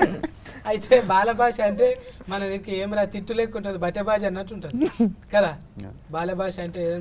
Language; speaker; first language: Telugu; native; Telugu